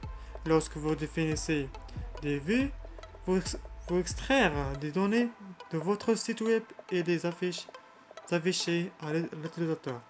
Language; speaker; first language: French; non-native, learner; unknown